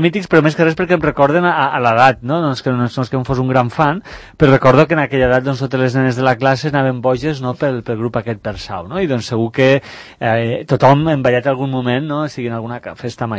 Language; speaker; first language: Catalan; native; Catalan